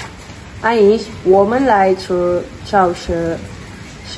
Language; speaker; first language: Chinese; non-native, learner; Malay